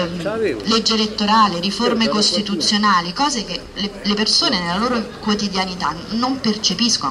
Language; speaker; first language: Italian; native; Italian